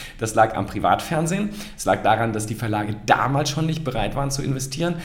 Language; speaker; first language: German; native; German